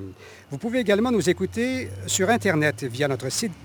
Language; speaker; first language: French; native; French